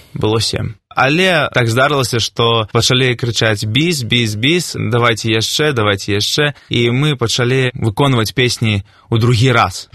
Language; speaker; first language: Belarusian; non-native, local second language; Russian